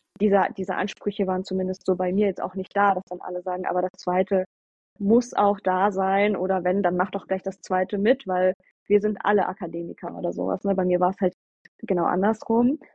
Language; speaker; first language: German; early bilingual, other home language; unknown